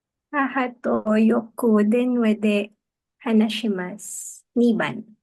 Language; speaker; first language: Japanese; non-native, learner; Filipino